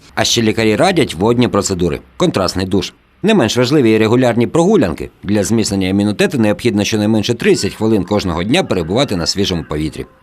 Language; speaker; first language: Ukrainian; native; Ukrainian